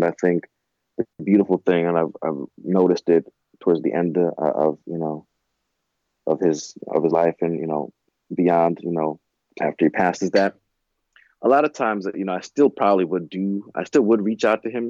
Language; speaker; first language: English; native; English